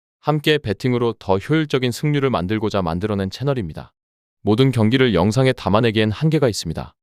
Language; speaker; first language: Korean; native; Korean